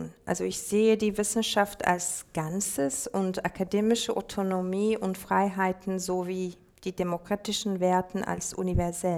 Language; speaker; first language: German; non-native, fluent; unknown